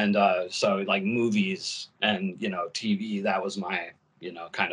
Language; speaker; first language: English; native; English